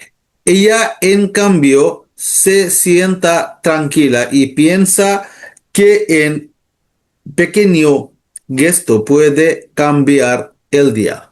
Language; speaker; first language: Spanish; non-native, learner; Bangla